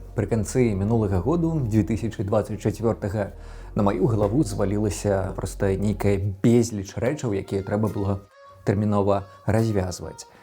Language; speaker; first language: Belarusian; non-native, local second language; Russian